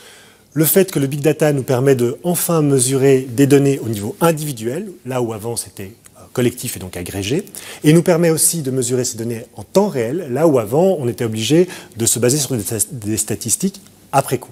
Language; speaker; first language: French; native; French